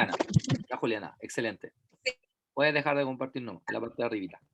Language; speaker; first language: Spanish; native; Spanish